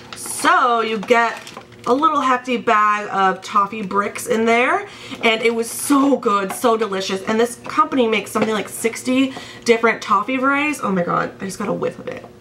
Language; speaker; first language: English; native; English